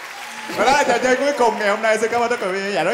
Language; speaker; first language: Vietnamese; native; Vietnamese